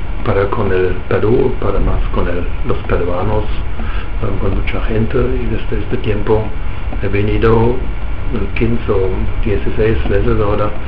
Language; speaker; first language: Spanish; non-native, fluent; German